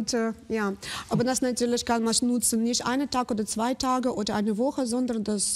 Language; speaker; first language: German; non-native, fluent; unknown